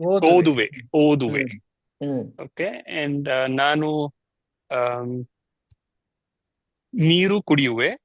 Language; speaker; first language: Kannada; non-native, learner; Telugu